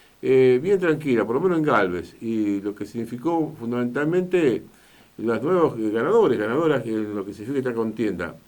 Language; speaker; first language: Spanish; native; Spanish